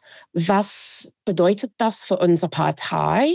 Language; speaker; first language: German; non-native, fluent; English